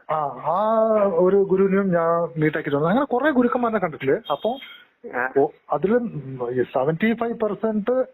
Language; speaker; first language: Malayalam; non-native, local second language; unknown